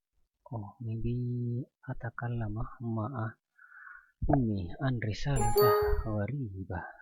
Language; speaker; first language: Arabic; non-native, learner; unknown